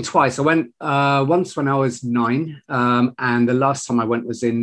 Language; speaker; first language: English; native; English